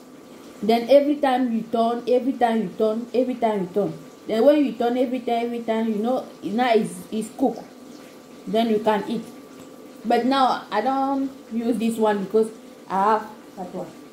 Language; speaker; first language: English; non-native, learner; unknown